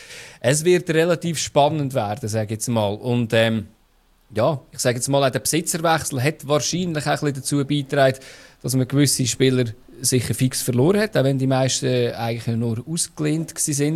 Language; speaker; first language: German; native; German